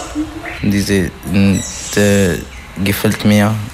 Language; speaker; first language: German; non-native, learner; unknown